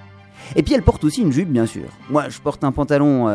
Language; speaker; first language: French; native; French